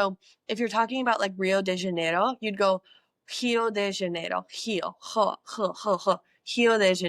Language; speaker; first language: Portuguese; non-native, learner; English